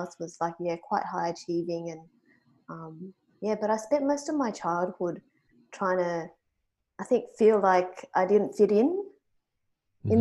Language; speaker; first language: English; native; English